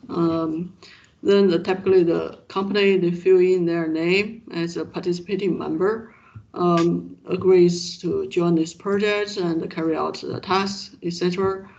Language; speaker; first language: English; non-native, fluent; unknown